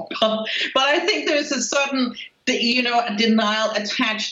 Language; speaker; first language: English; non-native, fluent; Spanish